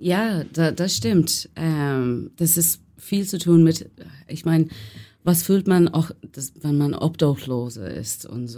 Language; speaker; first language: German; non-native, learner; English